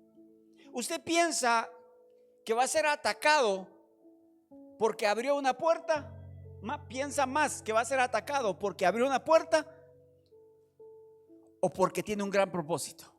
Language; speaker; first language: Spanish; native; Spanish